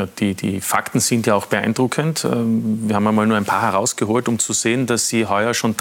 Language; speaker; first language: German; native; German